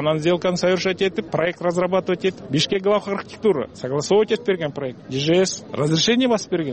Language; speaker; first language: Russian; non-native, local second language; Kyrgyz